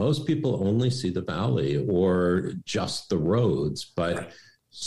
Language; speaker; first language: English; native; English